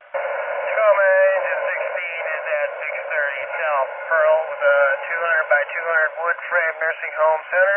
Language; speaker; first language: English; native; English